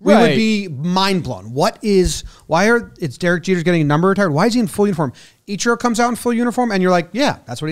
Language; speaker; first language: English; native; English